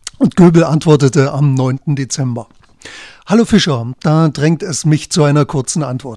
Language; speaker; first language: German; native; German